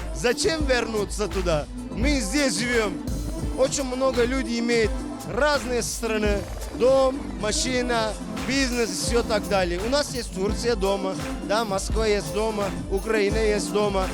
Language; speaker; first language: Russian; non-native, learner; Turkish